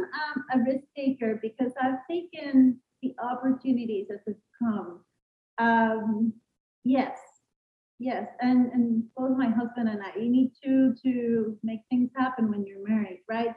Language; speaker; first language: English; non-native, fluent; Spanish